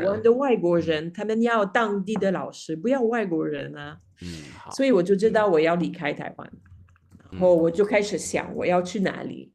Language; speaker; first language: Chinese; non-native, fluent; French